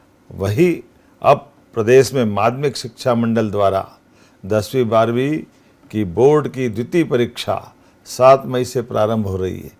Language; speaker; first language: Hindi; native; Hindi